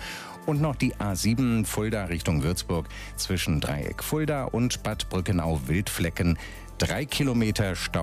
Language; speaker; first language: German; native; German